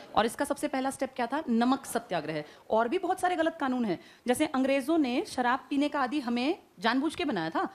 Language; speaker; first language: Hindi; native; Hindi